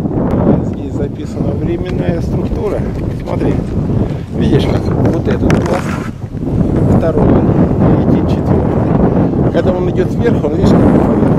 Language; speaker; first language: Russian; native; Russian